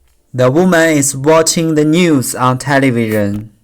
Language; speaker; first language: English; non-native, learner; Chinese